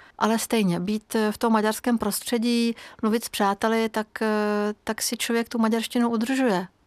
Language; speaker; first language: Czech; non-native, fluent; Hungarian